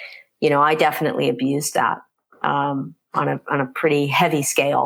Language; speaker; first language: English; native; English